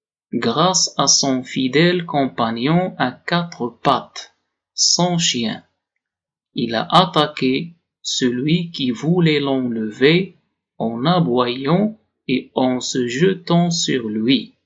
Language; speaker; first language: French; non-native, local second language; Arabic